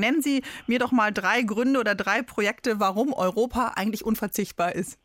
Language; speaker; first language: German; native; German